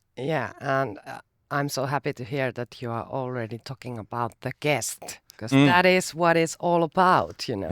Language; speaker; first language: English; non-native, fluent; Finnish